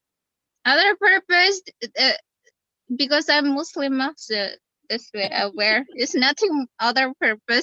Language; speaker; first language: English; non-native, fluent; Indonesian